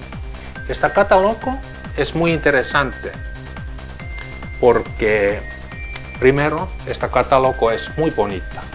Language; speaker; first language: Spanish; non-native, learner; Finnish